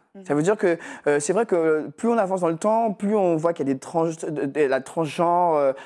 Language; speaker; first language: French; native; French